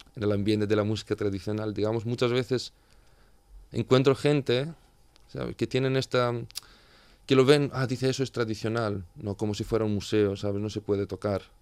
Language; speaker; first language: Spanish; non-native, fluent; Greek